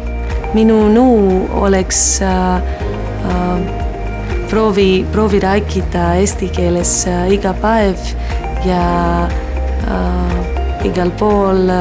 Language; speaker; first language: Estonian; non-native, learner; Greek